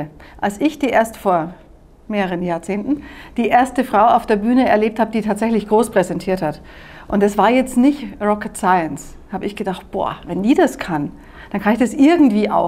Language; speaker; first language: German; native; German